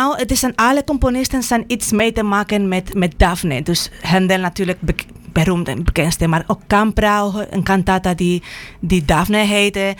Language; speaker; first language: Dutch; non-native, fluent; Spanish